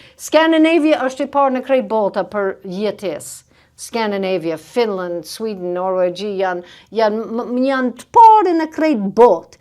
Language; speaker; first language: Albanian; non-native, fluent; English